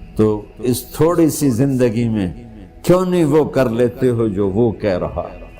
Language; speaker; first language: Urdu; non-native, local second language; Punjabi